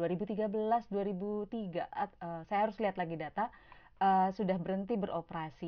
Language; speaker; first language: Indonesian; native; Indonesian